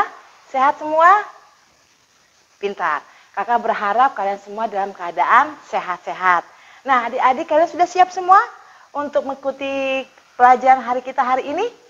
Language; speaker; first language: Indonesian; native; Indonesian